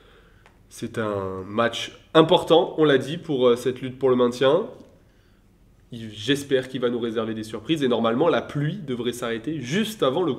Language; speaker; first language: French; native; French